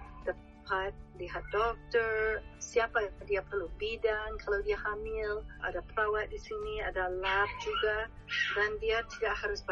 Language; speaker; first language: Indonesian; non-native, fluent; English